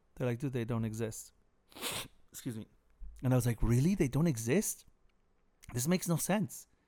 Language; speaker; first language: English; early bilingual, other home language; Spanish